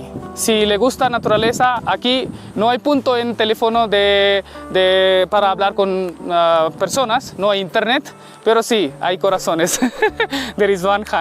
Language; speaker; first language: Spanish; non-native, learner; Hindi